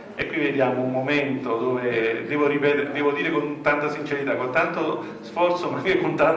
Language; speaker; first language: Italian; native; Italian